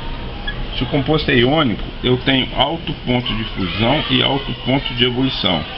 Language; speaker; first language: Portuguese; native; Portuguese